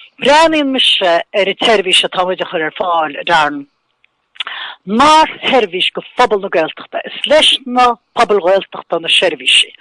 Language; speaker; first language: Irish; native; Irish